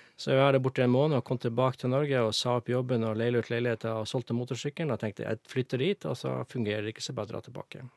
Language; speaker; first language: Norwegian; native; Norwegian